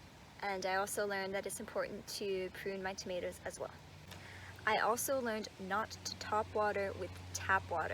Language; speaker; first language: English; native; English